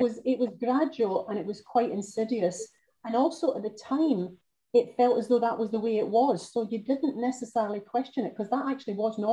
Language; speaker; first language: English; native; English